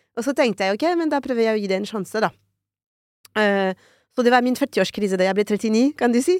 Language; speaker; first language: Norwegian; non-native, fluent; French